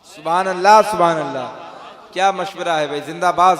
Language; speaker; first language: Hindi; native; Hindi